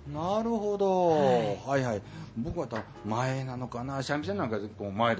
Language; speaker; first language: Japanese; native; Japanese